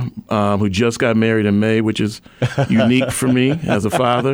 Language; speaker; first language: English; native; English